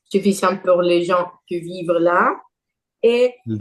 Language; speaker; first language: French; non-native, learner; Spanish